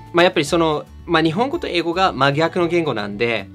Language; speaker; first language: Japanese; non-native, fluent; English